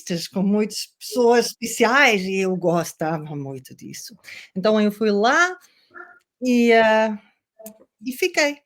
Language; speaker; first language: Portuguese; non-native, learner; Dutch